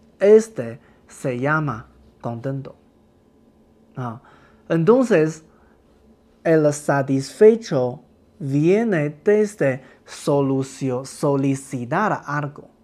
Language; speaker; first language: Spanish; non-native, learner; Chinese